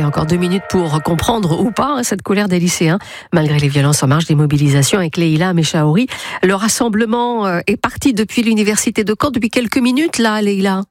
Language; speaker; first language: French; native; French